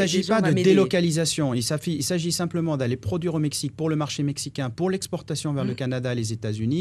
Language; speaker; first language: French; native; French